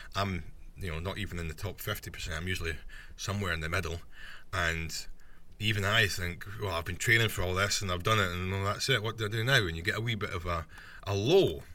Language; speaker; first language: English; native; English